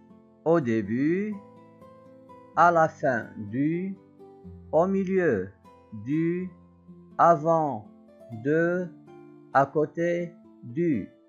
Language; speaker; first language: French; non-native, local second language; Arabic